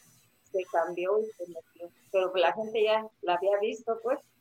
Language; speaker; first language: Spanish; native; Spanish